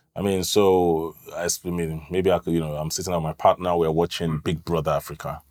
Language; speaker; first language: English; native; English